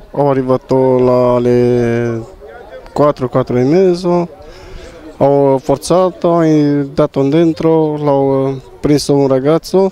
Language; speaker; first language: Italian; non-native, learner; Romanian